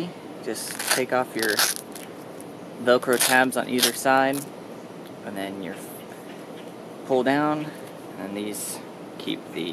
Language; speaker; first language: English; native; English